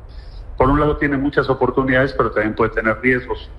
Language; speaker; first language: Spanish; native; Spanish